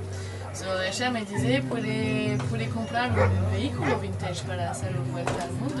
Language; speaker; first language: Spanish; non-native, learner; French